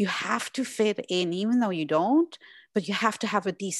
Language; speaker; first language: English; non-native, fluent; German